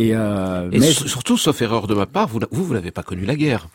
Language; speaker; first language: French; native; French